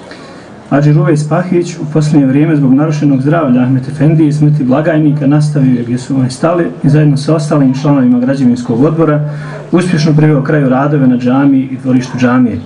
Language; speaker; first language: Croatian; native; Croatian